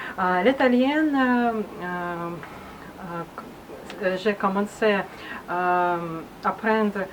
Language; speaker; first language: French; non-native, learner; Russian